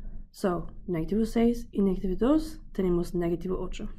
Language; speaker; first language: Spanish; non-native, learner; English